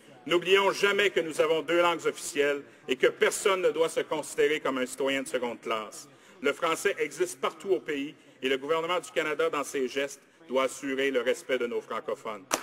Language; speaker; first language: French; native; French